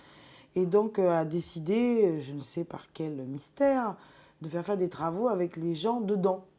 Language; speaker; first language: French; native; French